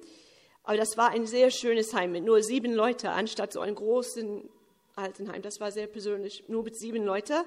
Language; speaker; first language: German; early bilingual, heritage; English